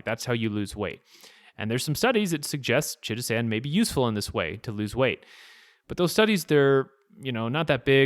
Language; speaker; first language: English; native; English